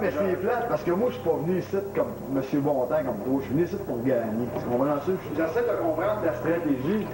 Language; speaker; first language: French; native; French